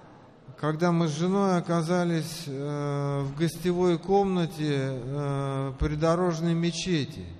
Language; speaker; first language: Russian; native; Russian